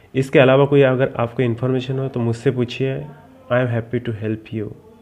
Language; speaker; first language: Hindi; native; Hindi